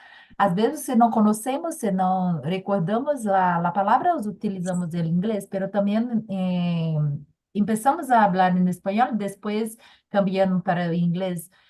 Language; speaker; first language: Spanish; non-native, learner; Portuguese